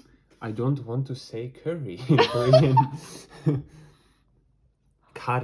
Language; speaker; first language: English; non-native, fluent; German